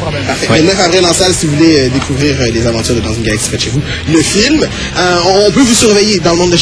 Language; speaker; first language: French; native; French